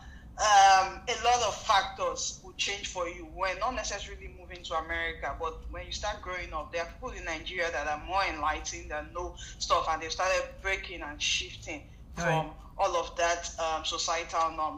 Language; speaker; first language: English; non-native, local second language; Yoruba